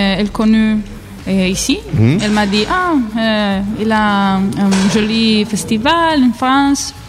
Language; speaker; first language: French; non-native, learner; Italian